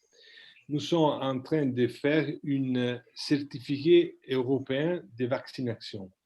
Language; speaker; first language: French; non-native, fluent; Italian